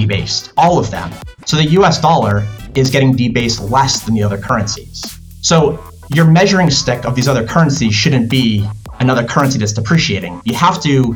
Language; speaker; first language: English; native; English